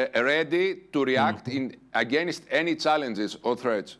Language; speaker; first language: English; non-native, fluent; Greek